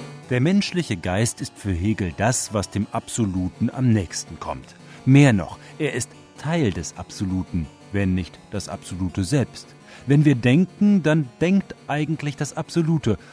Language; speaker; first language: German; native; German